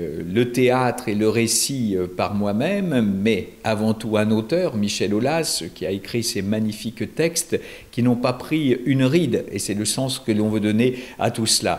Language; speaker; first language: French; native; French